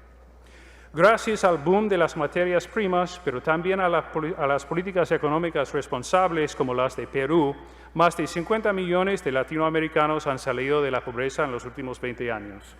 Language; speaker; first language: Spanish; non-native, fluent; English